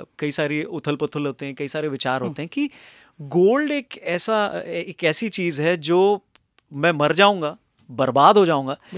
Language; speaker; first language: Hindi; native; Hindi